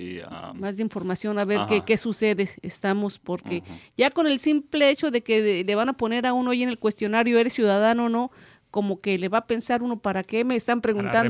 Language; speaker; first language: Spanish; native; Spanish